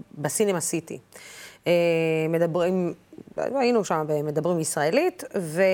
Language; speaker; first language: Hebrew; non-native, local second language; Arabic